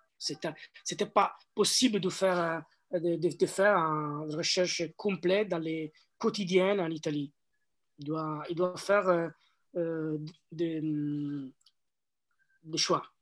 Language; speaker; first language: French; non-native, learner; Italian